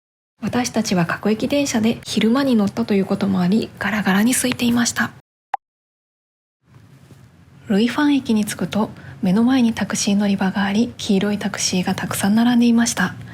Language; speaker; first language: Japanese; native; Japanese